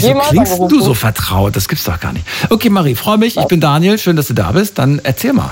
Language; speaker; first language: German; native; German